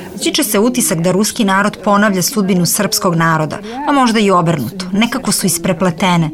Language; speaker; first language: Serbian; native; Serbian